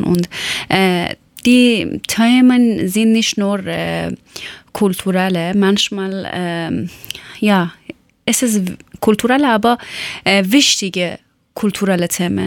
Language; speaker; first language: German; non-native, fluent; Persian